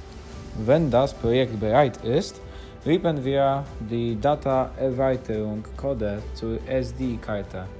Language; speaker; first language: German; non-native, learner; Polish